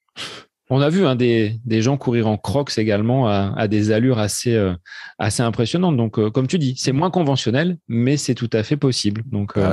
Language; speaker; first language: French; native; French